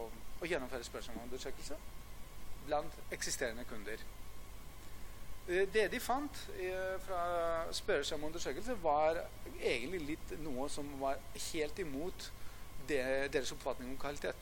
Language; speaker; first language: Norwegian; non-native, fluent; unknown